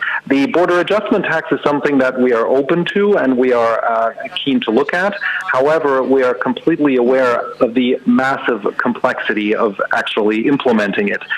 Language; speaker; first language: English; non-native, fluent; German